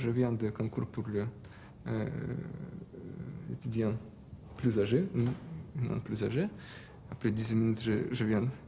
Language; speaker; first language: French; non-native, learner; Russian